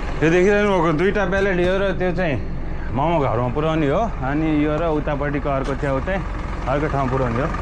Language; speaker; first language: Nepali; native; Nepali